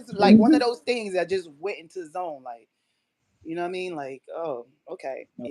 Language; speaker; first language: English; native; English